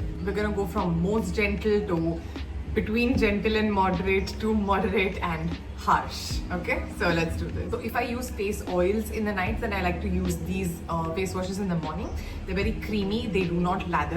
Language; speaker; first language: English; native; English